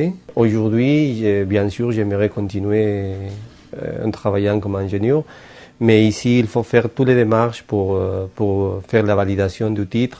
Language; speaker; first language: French; non-native, fluent; Spanish